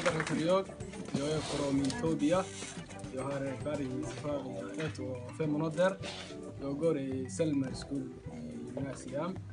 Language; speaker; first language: Swedish; non-native, learner; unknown